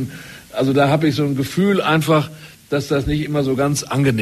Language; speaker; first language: German; native; German